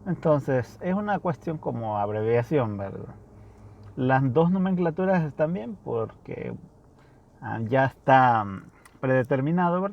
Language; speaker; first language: Spanish; native; Spanish